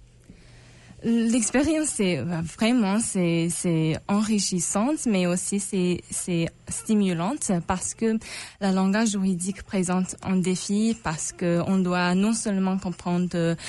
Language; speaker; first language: French; non-native, local second language; English